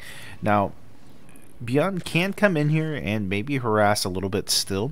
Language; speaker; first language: English; native; English